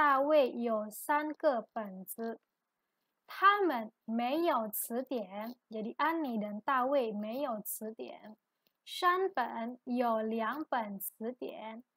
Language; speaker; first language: Chinese; non-native, fluent; Indonesian